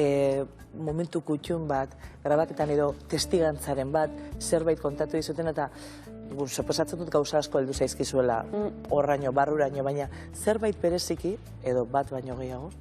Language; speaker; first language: Basque; native; Basque